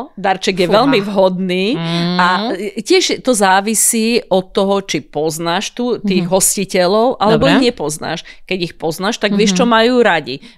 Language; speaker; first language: Slovak; native; Slovak